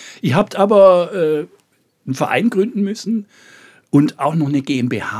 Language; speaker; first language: German; native; German